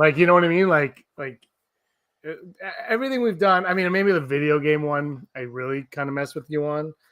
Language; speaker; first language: English; native; English